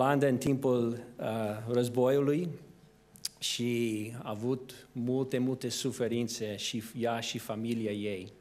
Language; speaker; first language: Romanian; non-native, fluent; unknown